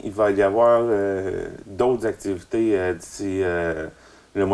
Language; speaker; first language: French; non-native, local second language; English